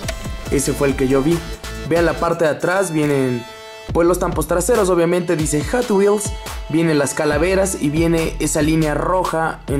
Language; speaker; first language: Spanish; native; Spanish